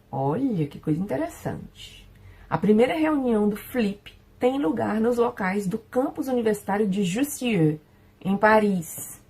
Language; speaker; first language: Portuguese; non-native, fluent; Spanish